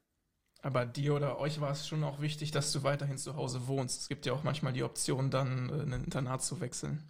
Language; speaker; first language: German; native; German